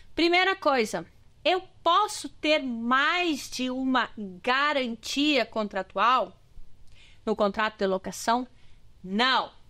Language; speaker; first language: Portuguese; native; Portuguese